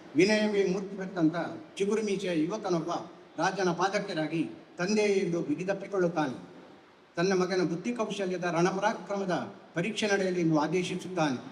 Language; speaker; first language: Kannada; native; Kannada